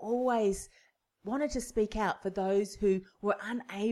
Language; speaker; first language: English; native; English